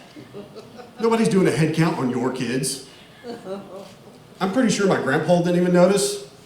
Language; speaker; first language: English; native; English